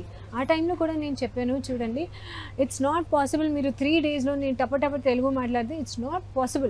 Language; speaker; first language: Telugu; non-native, learner; Hindi